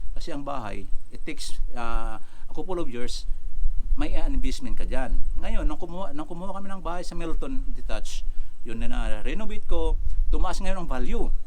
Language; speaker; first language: Filipino; native; Filipino